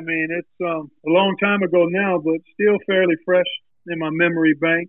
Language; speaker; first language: English; native; English